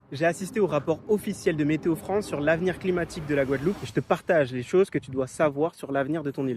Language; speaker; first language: French; native; French